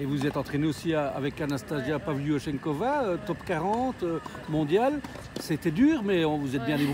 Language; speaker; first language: French; native; French